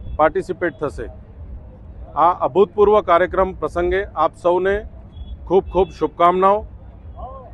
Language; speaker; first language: Gujarati; non-native, local second language; Sindhi